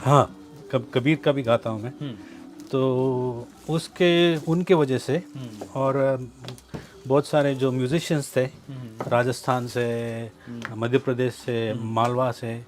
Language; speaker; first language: Hindi; non-native, local second language; Kannada